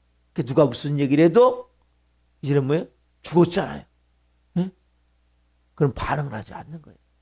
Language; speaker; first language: Korean; native; Korean